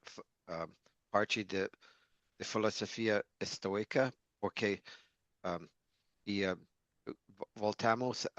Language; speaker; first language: Portuguese; non-native, learner; English